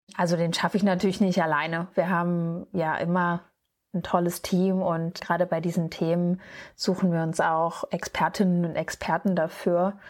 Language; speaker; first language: German; native; German